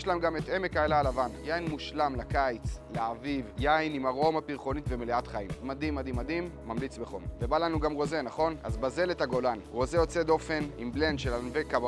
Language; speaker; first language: Hebrew; native; Hebrew